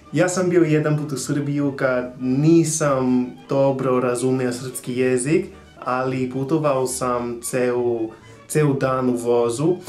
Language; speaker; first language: Serbian; non-native, learner; English